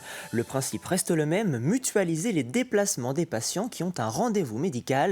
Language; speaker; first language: French; native; French